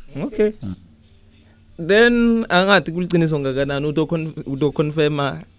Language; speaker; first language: Zulu; non-native, local second language; Swati